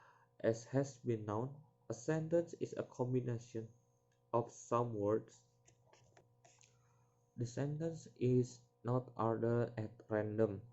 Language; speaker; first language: English; non-native, learner; Indonesian